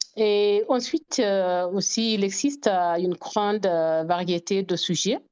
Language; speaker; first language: French; non-native, fluent; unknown